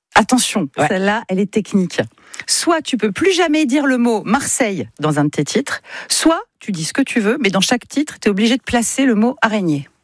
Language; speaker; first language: French; native; French